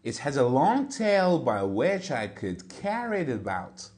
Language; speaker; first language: English; non-native, fluent; Persian